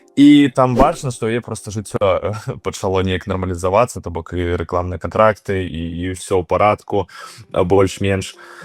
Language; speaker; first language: Belarusian; non-native, local second language; Russian